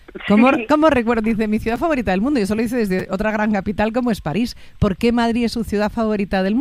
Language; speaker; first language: Spanish; native; Spanish